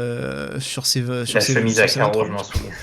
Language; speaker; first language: French; native; French